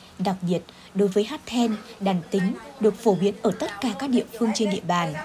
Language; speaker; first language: Vietnamese; native; Vietnamese